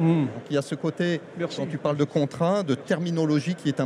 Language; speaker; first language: French; native; French